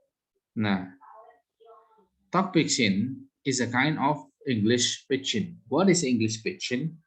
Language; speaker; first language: English; non-native, fluent; Indonesian